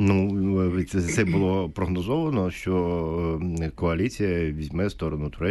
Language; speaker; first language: Ukrainian; native; Ukrainian